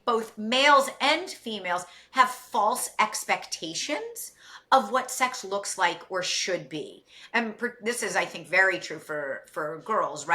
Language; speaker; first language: English; native; English